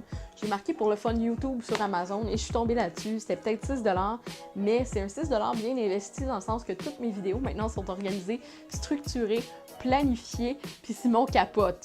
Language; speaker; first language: French; native; French